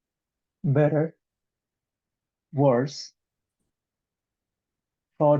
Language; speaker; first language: English; non-native, learner; Spanish